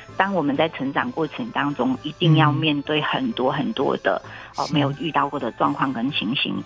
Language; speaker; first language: Chinese; native; Chinese